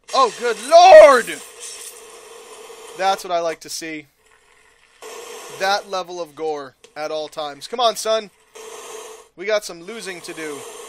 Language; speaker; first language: English; native; English